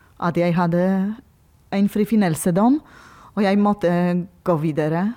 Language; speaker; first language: Norwegian; non-native, learner; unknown